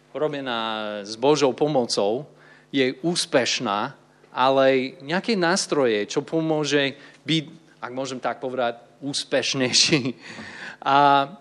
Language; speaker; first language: Slovak; non-native, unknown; English